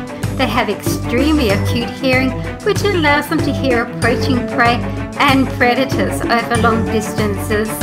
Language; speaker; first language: English; native; English